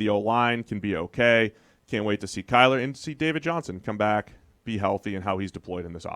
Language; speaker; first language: English; native; English